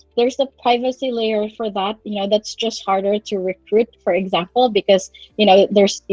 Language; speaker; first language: English; non-native, local second language; Cebuano